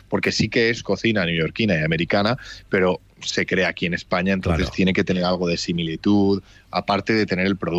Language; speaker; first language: Spanish; native; Spanish